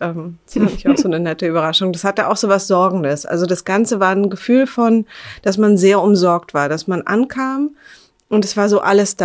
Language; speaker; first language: German; native; German